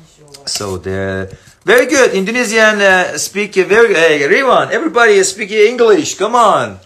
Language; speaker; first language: English; non-native, learner; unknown